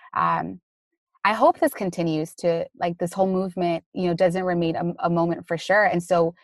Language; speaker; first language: English; native; English